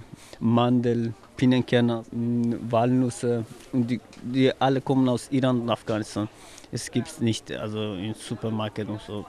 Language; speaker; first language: German; non-native, learner; Persian